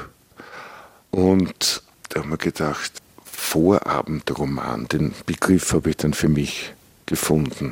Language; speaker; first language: German; native; German